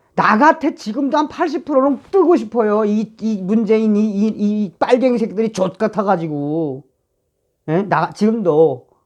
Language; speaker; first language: Korean; native; Korean